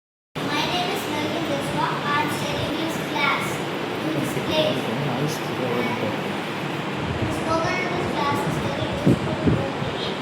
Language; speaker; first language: English; non-native, learner; Tamil